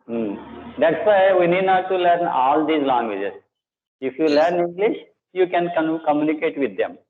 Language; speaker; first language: English; non-native, local second language; Telugu